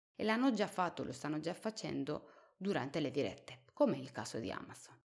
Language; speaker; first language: Italian; non-native, fluent; Spanish